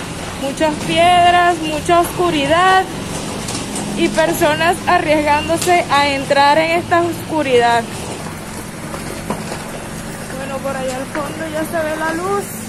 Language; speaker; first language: Spanish; native; Spanish